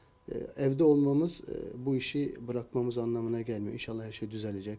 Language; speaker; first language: Turkish; native; Turkish